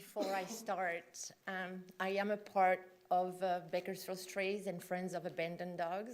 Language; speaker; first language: English; non-native, fluent; French